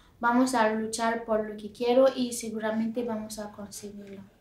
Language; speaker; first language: Spanish; non-native, learner; Yoruba